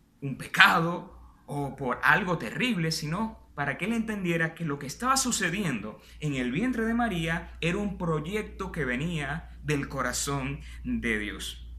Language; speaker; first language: Spanish; native; Spanish